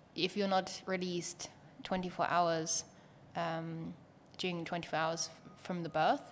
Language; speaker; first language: English; non-native, fluent; German